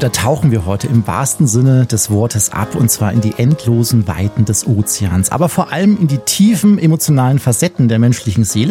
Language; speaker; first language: German; native; German